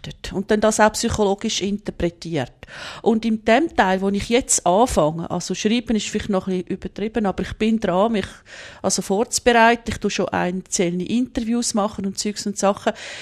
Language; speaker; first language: German; native; German